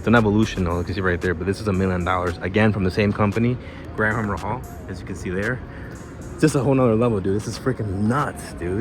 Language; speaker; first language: English; native; English